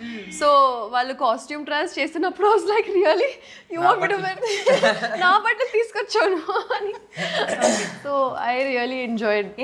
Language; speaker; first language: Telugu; non-native, local second language; Urdu